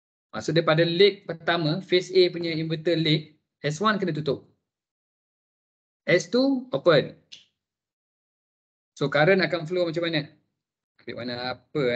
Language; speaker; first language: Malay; native; Malay